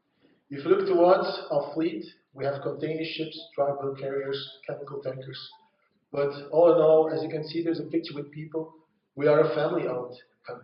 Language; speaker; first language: English; non-native, fluent; Dutch